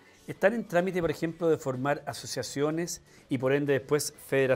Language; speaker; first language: Spanish; native; Spanish